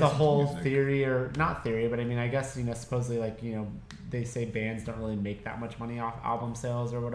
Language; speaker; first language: English; native; English